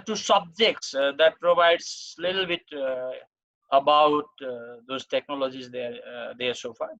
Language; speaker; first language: English; non-native, local second language; Nepali